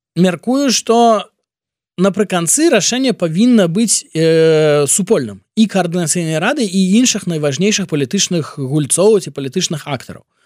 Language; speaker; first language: Belarusian; non-native, local second language; Russian